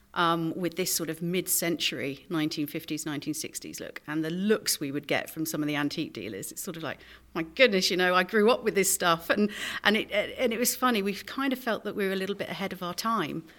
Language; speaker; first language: English; native; English